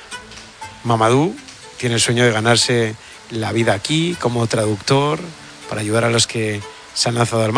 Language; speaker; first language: Spanish; native; Spanish